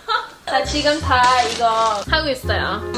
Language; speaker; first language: Korean; early bilingual, heritage; English